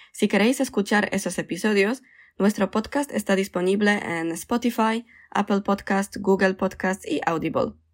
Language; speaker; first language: Spanish; non-native, fluent; Polish